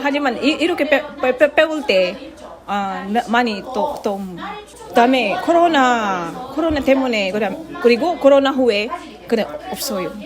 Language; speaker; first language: Korean; non-native, learner; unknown